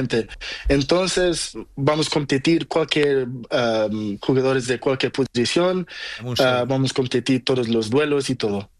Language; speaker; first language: Spanish; non-native, learner; Portuguese